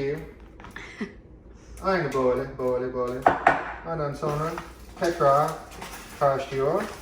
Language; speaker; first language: Turkish; non-native, learner; English